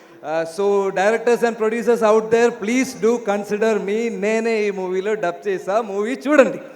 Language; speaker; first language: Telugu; non-native, learner; Malayalam